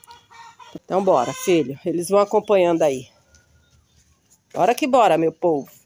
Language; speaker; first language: Portuguese; native; Portuguese